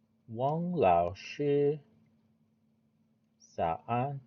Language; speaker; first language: Chinese; non-native, learner; English